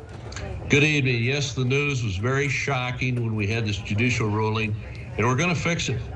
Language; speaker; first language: English; native; English